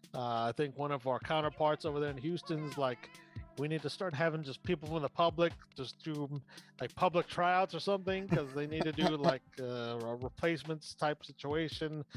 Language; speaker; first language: English; native; English